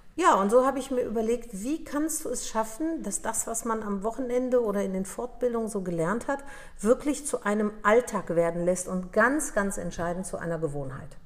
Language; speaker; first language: German; early bilingual, other home language; Polish